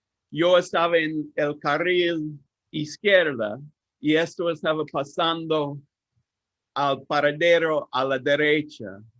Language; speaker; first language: Spanish; non-native, learner; English